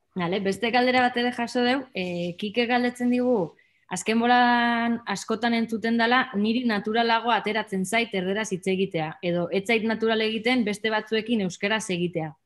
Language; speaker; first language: Basque; native; Basque